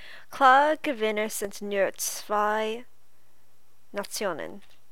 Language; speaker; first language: German; non-native, learner; English